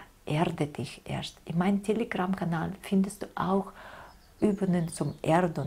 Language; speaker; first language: German; non-native, fluent; Russian